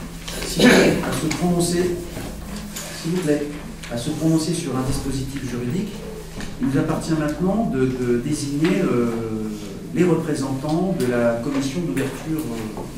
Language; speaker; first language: French; native; French